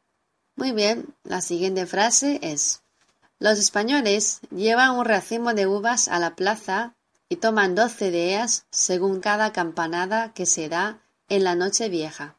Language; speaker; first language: Spanish; non-native, fluent; Chinese